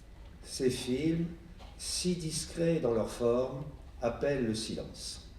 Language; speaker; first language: French; native; French